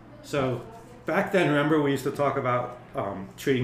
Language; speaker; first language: English; native; English